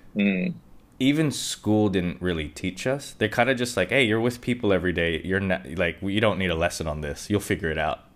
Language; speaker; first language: English; non-native, local second language; Japanese